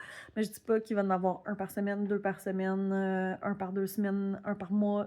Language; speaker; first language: French; native; French